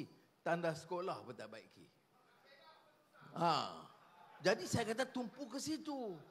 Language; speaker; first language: Malay; native; Malay